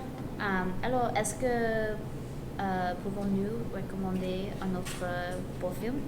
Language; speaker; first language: French; non-native, learner; English